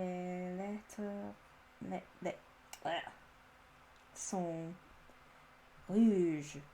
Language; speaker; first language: French; non-native, learner; English